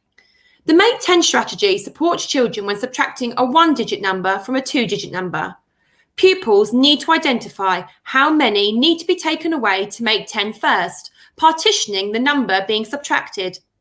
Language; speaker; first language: English; native; English